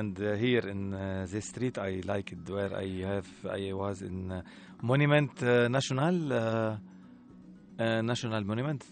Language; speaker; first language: English; non-native, learner; Arabic